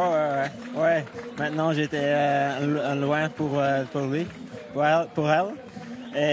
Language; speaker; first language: French; non-native, learner; Dutch